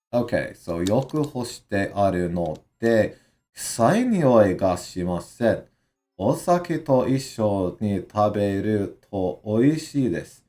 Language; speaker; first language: Japanese; non-native, learner; English